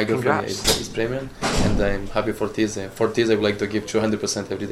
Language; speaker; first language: English; non-native, learner; Italian